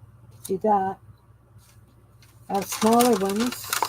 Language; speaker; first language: English; native; English